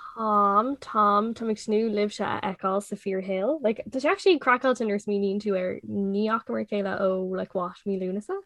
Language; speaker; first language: Irish; non-native, local second language; English